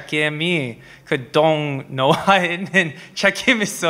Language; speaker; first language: Korean; non-native, learner; English